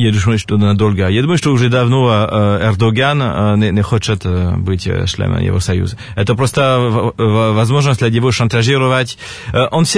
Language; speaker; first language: Russian; non-native, fluent; French